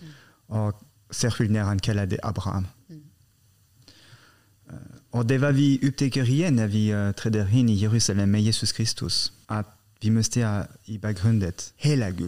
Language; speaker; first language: Swedish; non-native, fluent; French